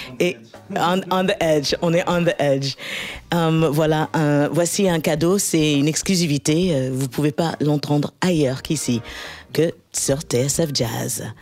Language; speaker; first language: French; early bilingual, other home language; English